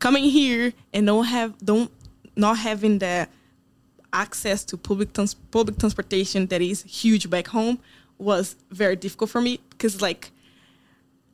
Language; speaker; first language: English; non-native, fluent; Portuguese